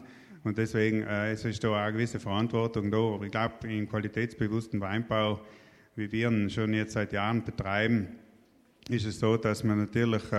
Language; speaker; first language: German; native; German